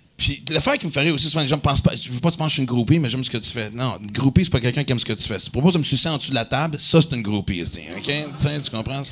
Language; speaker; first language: French; native; French